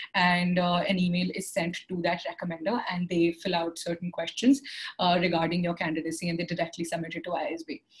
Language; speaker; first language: English; non-native, local second language; Hindi